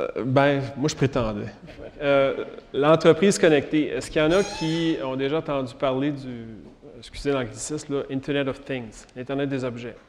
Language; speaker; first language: French; native; French